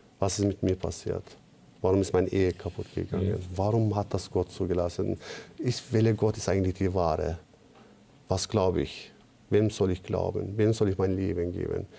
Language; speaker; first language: German; non-native, fluent; Turkish